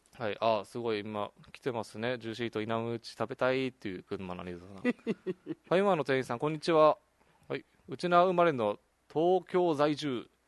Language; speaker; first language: Japanese; native; Japanese